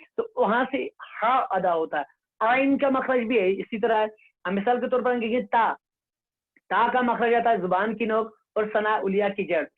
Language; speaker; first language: Urdu; non-native, local second language; Kashmiri